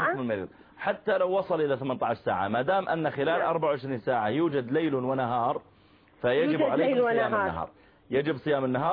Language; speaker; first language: Arabic; native; Arabic